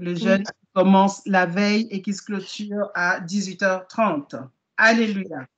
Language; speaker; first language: French; native; French